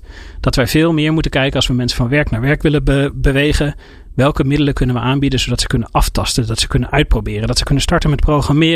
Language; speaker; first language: Dutch; native; Dutch